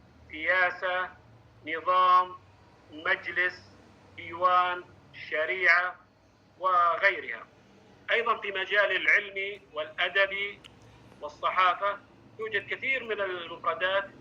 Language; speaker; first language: Arabic; non-native, fluent; Indonesian